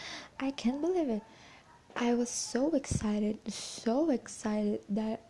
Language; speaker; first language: English; non-native, fluent; Portuguese